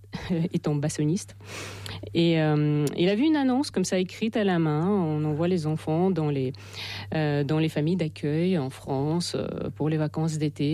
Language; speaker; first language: French; non-native, fluent; Russian